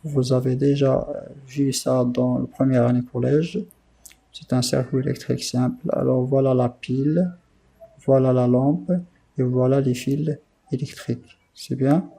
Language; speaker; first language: French; non-native, local second language; Arabic